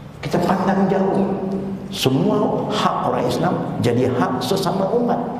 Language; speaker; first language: Malay; non-native, local second language; Chinese